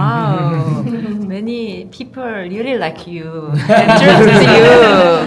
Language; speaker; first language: English; non-native, learner; Korean